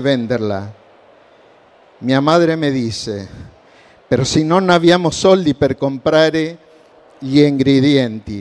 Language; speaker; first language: Italian; non-native, learner; Spanish